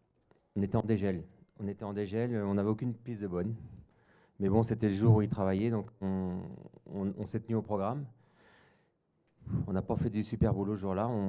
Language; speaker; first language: French; native; French